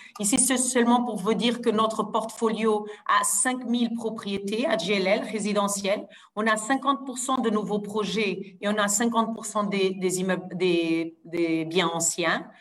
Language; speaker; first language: French; non-native, fluent; Portuguese